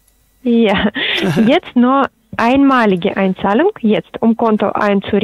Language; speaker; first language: German; non-native, learner; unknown